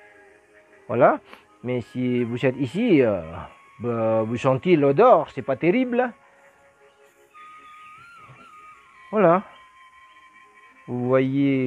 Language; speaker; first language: French; non-native, learner; Indonesian